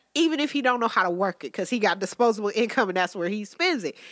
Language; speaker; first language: English; native; English